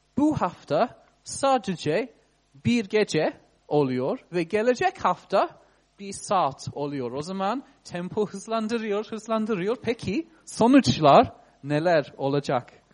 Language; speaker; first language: Turkish; non-native, fluent; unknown